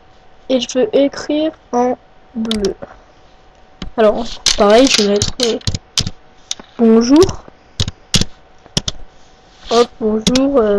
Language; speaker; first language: French; native; French